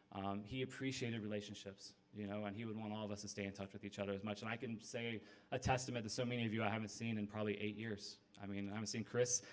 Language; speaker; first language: English; native; English